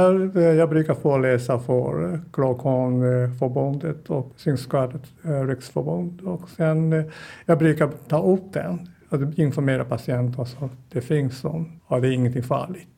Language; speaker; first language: Swedish; non-native, fluent; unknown